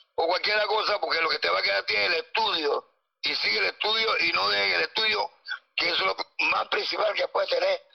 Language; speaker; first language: Spanish; native; Spanish